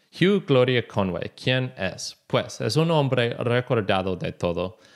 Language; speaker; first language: Spanish; non-native, learner; English